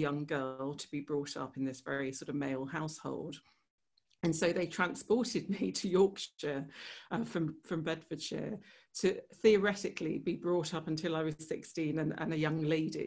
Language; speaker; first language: English; native; English